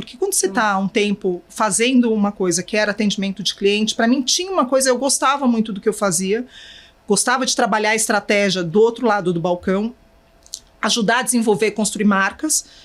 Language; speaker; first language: Portuguese; native; Portuguese